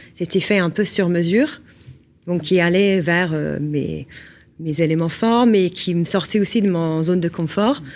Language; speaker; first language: French; non-native, fluent; English